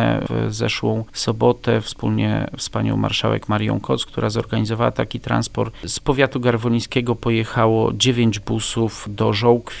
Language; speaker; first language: Polish; native; Polish